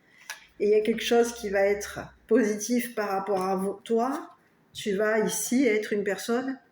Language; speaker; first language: French; native; French